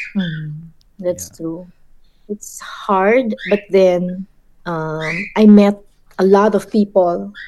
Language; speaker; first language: English; non-native, local second language; Filipino